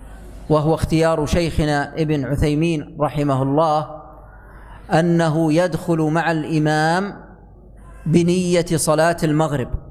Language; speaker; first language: Arabic; native; Arabic